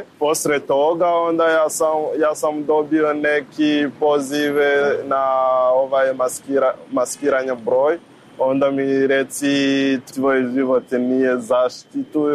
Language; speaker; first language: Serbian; non-native, learner; Rundi